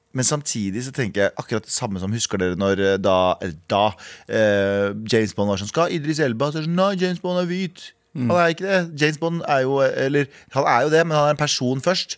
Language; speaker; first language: Norwegian; early bilingual, other home language; Kurdish